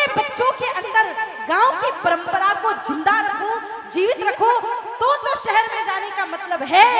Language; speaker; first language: Hindi; native; Hindi